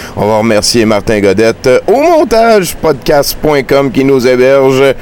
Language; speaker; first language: French; native; French